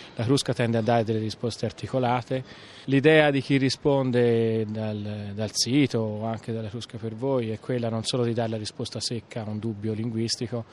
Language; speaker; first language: Italian; native; Italian